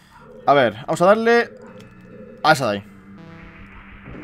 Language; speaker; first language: Spanish; native; Spanish